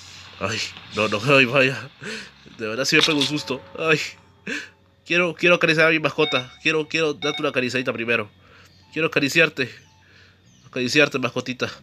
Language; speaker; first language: Spanish; native; Spanish